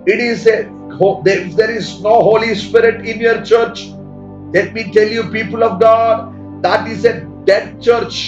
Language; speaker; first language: English; non-native, local second language; Malayalam